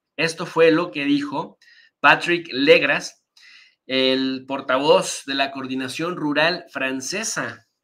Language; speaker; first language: Spanish; native; Spanish